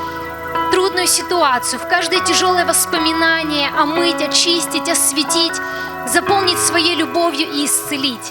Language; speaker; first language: Russian; native; Russian